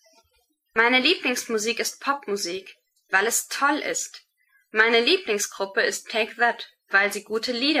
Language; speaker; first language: German; non-native, learner; English